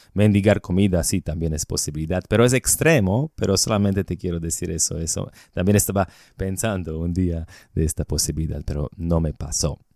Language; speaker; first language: Spanish; non-native, fluent; Slovak